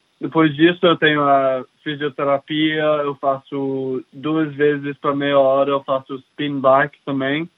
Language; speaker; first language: Portuguese; early bilingual, heritage; English